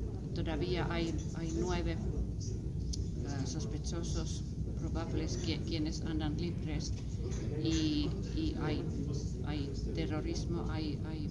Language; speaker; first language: Spanish; non-native, fluent; Finnish